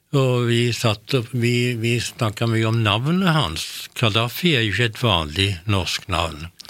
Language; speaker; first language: Norwegian; native; Norwegian